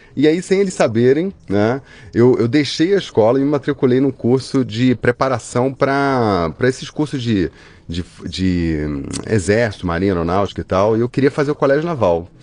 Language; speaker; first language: Portuguese; native; Portuguese